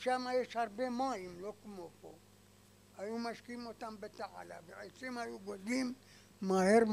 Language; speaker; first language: Hebrew; non-native, fluent; Arabic